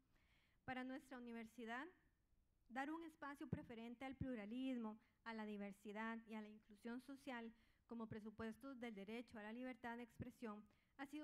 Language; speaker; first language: Spanish; native; Spanish